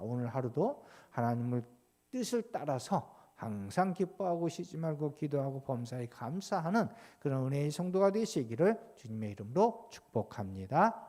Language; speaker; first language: Korean; native; Korean